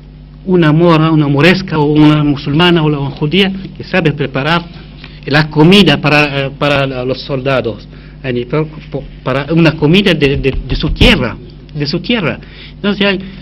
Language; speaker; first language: Spanish; non-native, fluent; Arabic